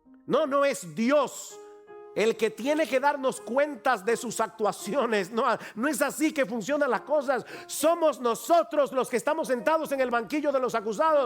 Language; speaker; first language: Spanish; native; Spanish